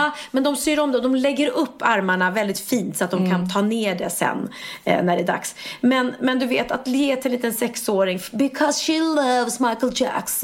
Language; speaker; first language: Swedish; native; Swedish